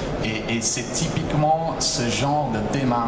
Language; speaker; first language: French; native; French